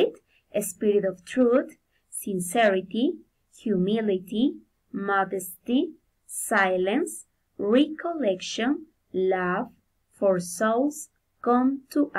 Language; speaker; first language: English; non-native, fluent; Spanish